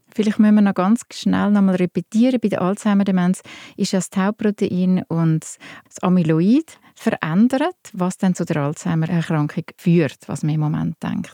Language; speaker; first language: German; native; German